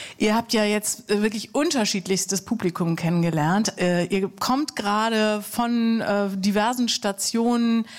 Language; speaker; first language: German; native; German